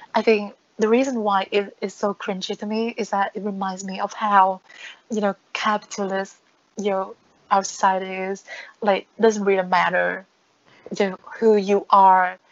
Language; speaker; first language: English; non-native, fluent; Vietnamese